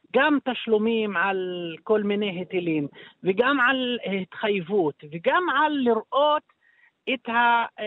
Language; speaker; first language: Hebrew; non-native, local second language; Arabic